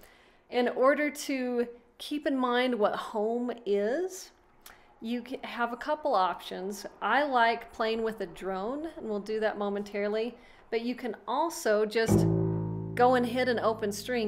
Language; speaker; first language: English; native; English